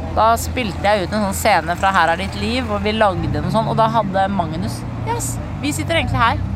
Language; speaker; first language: Norwegian; native; Norwegian